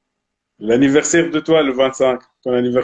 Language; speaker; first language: French; non-native, local second language; Arabic